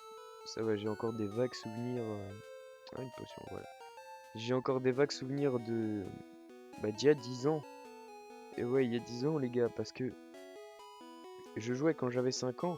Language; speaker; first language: French; native; French